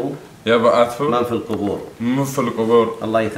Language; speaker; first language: Arabic; native; Arabic